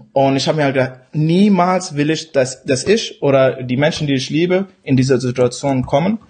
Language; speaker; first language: German; early bilingual, other home language; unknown